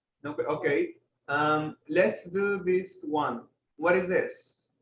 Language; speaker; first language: English; non-native, fluent; Spanish